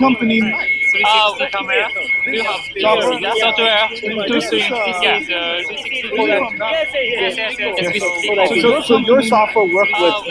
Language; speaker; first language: English; non-native, learner; Japanese